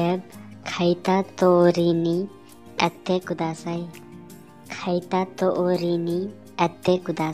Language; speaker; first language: Japanese; non-native, learner; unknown